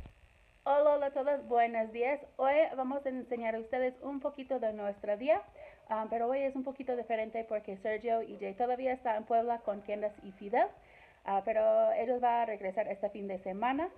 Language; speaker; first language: Spanish; non-native, learner; English